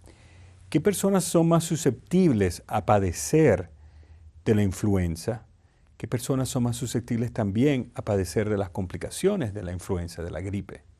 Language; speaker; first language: Spanish; native; Spanish